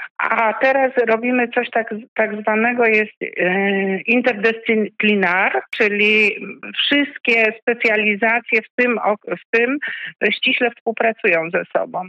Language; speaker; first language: Polish; native; Polish